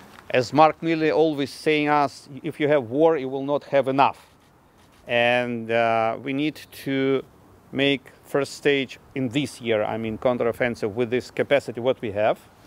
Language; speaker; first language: English; non-native, fluent; Ukrainian